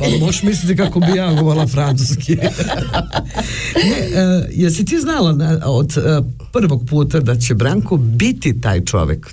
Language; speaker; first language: Serbian; native; Serbian